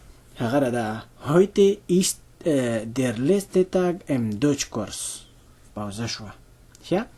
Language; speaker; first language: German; non-native, fluent; Pashto